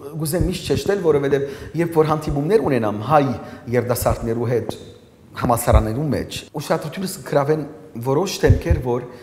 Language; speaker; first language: Armenian; early bilingual, heritage; Armenian